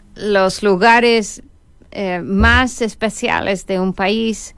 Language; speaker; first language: Spanish; non-native, fluent; English